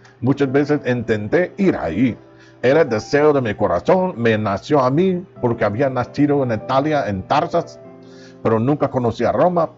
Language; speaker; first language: Spanish; non-native, fluent; English